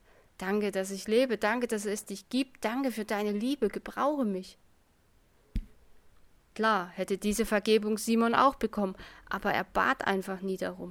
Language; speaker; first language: German; native; German